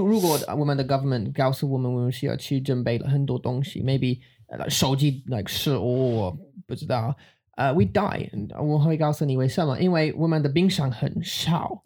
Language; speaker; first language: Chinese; non-native, learner; English